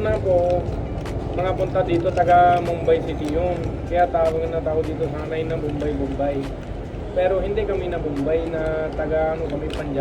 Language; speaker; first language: Filipino; non-native, learner; Punjabi